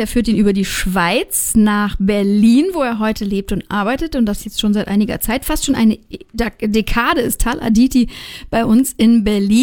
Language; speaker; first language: German; native; German